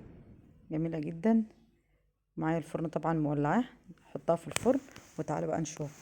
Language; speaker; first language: Arabic; native; Arabic